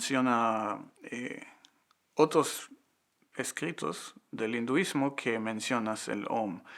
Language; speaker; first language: Spanish; non-native, fluent; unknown